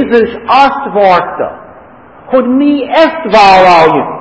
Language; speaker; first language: Hungarian; non-native, fluent; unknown